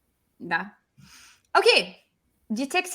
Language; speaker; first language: Russian; non-native, fluent; English